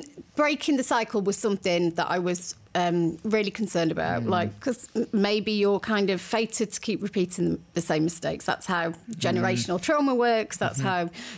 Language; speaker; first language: English; native; English